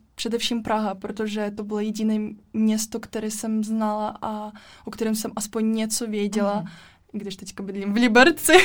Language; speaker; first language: Czech; non-native, fluent; Russian